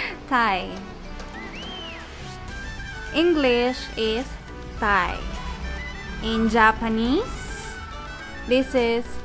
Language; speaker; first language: English; non-native, local second language; Filipino